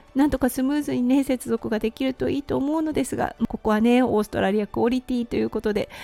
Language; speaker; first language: Japanese; native; Japanese